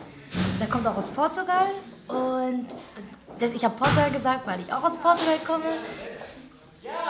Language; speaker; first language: German; early bilingual, other home language; Portuguese